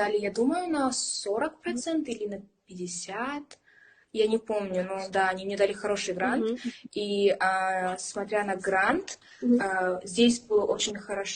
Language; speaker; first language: Russian; early bilingual, heritage; English